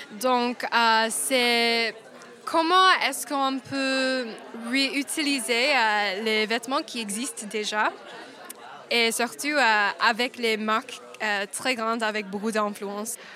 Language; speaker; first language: French; non-native, fluent; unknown